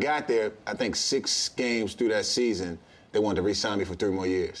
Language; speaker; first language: English; native; English